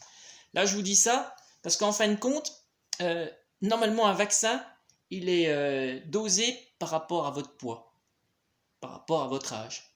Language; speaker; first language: French; native; French